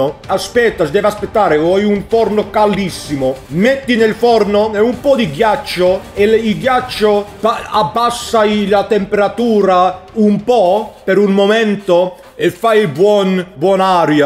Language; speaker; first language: Italian; non-native, learner; Swedish